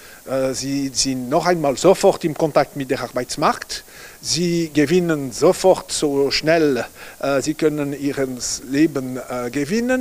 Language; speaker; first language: German; non-native, local second language; French